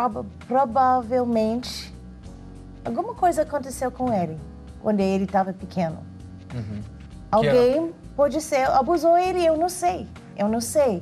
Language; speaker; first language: Portuguese; non-native, fluent; English